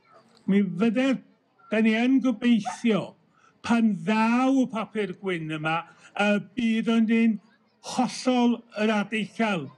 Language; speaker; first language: Welsh; native; Welsh